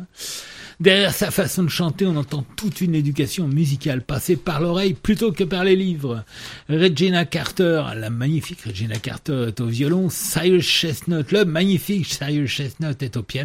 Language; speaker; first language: French; native; French